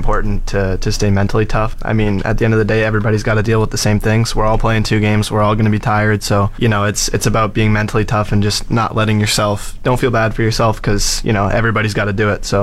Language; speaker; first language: English; native; English